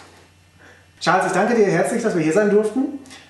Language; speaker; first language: German; native; German